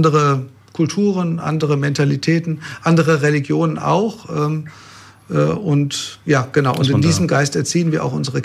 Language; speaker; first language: German; native; German